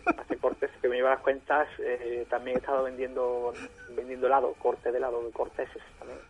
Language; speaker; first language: Spanish; non-native, fluent; German